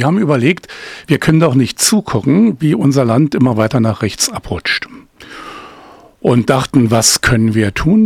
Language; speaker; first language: German; native; German